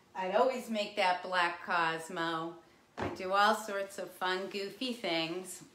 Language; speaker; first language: English; native; English